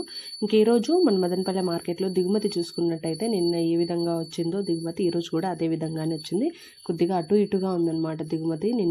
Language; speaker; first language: Telugu; native; Telugu